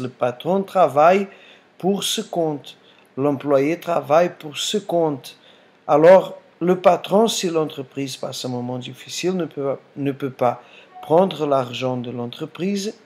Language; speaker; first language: French; non-native, fluent; Portuguese